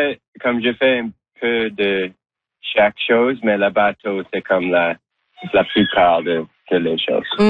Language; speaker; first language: French; non-native, learner; English